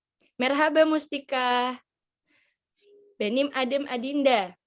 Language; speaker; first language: Turkish; non-native, fluent; Indonesian